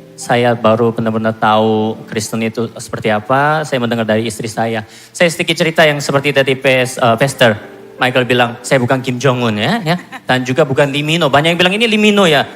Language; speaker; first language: Indonesian; non-native, fluent; Korean